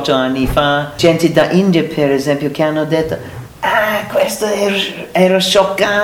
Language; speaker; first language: Italian; non-native, learner; English